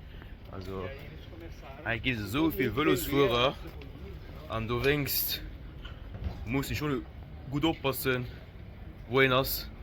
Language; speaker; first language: German; non-native, local second language; Luxembourgish